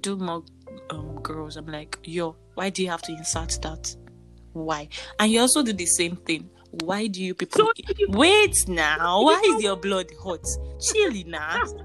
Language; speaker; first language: English; non-native, local second language; Yoruba